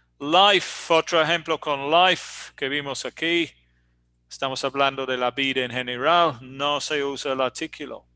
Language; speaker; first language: Spanish; non-native, fluent; English